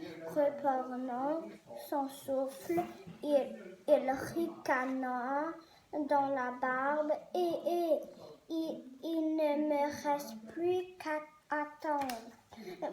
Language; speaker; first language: French; non-native, learner; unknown